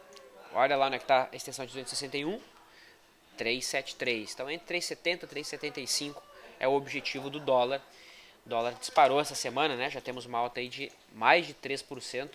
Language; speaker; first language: Portuguese; native; Portuguese